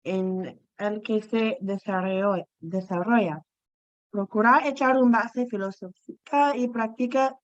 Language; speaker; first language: Spanish; non-native, fluent; English